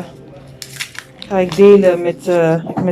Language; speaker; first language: Dutch; non-native, learner; French